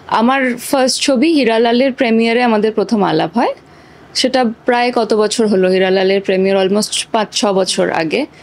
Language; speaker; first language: Bangla; native; Bangla